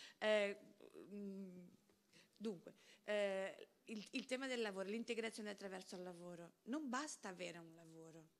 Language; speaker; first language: Italian; non-native, fluent; Spanish